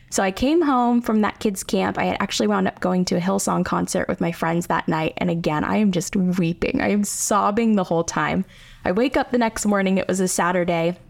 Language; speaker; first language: English; native; English